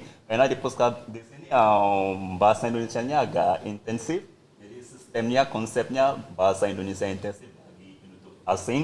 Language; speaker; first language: Indonesian; non-native, fluent; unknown